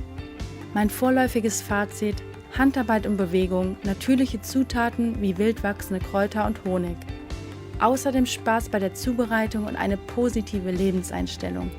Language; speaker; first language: German; native; German